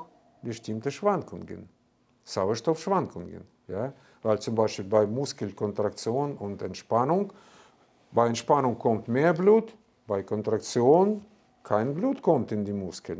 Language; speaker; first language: German; non-native, fluent; Russian